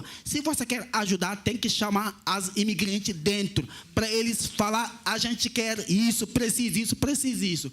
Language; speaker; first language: Portuguese; non-native, learner; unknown